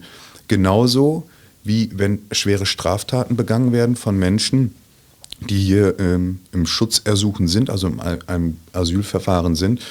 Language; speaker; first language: German; native; German